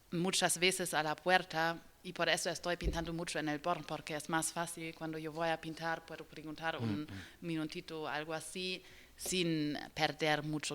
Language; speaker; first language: Spanish; non-native, learner; German